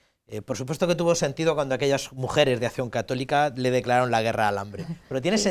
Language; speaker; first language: Spanish; native; Spanish